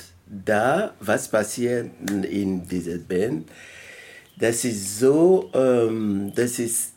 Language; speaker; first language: German; non-native, learner; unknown